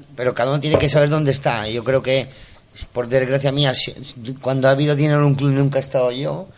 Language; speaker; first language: Spanish; non-native, local second language; Catalan